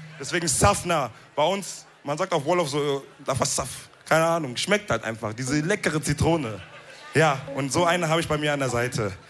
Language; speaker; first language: German; early bilingual, other home language; Wolof